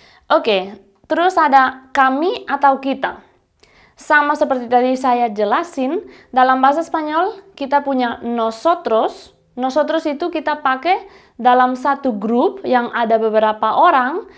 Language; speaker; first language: Indonesian; non-native, fluent; Spanish